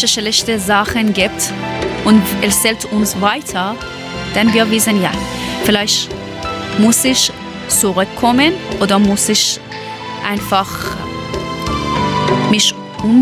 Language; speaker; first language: German; non-native, learner; Persian